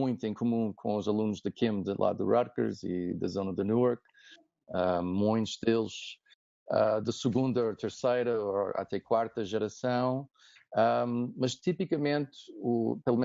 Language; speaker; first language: Portuguese; non-native, fluent; English